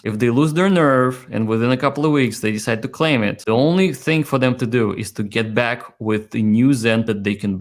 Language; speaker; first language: English; native; English